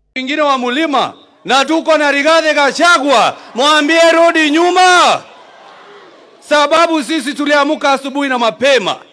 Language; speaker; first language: Swahili; non-native, local second language; Kikuyu